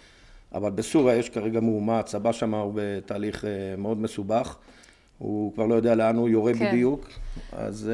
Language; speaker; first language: Hebrew; native; Hebrew